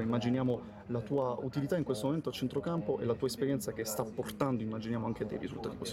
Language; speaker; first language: Italian; native; Italian